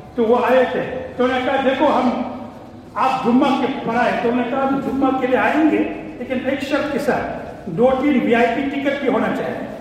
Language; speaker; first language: Urdu; non-native, fluent; English